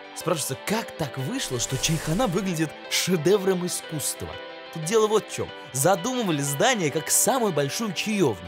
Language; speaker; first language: Russian; native; Russian